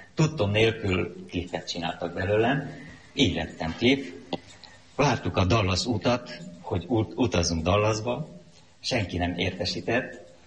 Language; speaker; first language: Hungarian; native; Hungarian